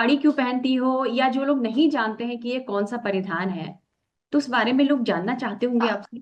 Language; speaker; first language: Hindi; native; Hindi